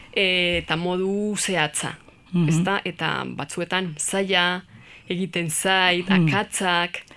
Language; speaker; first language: Basque; non-native, learner; Spanish